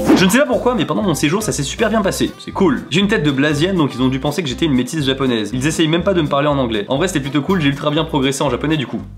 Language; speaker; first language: French; native; French